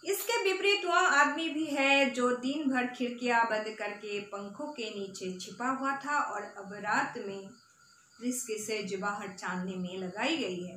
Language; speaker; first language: Hindi; non-native, local second language; Assamese